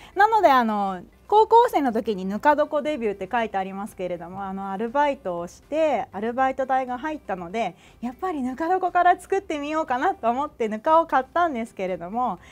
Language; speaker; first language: Japanese; native; Japanese